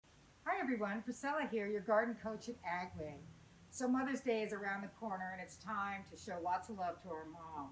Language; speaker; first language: English; native; English